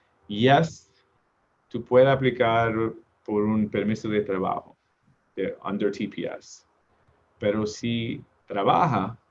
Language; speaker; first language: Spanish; non-native, learner; English